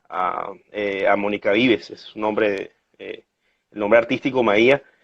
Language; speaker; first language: Spanish; native; Spanish